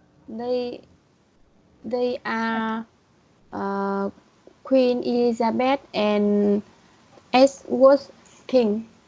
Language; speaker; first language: English; non-native, learner; Vietnamese